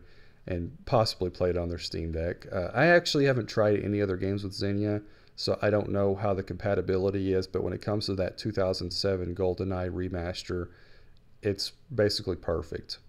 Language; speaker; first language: English; native; English